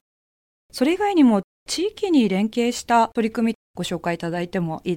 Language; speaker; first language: Japanese; native; Japanese